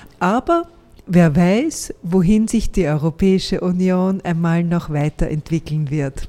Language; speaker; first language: German; native; German